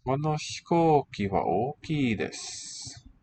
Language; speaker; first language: Japanese; non-native, learner; English